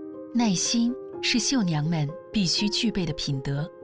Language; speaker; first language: Chinese; native; Chinese